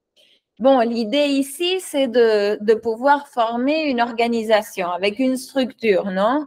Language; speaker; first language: French; non-native, fluent; Spanish